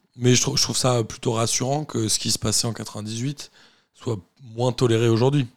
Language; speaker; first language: French; native; French